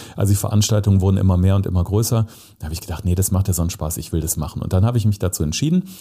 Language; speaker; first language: German; native; German